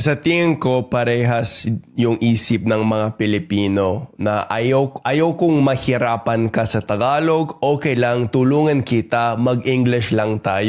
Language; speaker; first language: Filipino; non-native, fluent; English